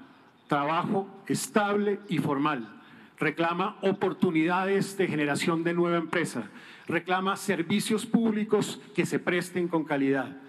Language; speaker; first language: Spanish; native; Spanish